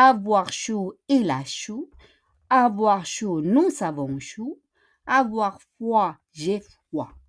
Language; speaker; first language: French; non-native, fluent; Filipino